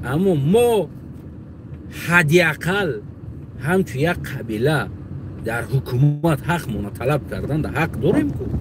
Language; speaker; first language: Tajik; non-native, local second language; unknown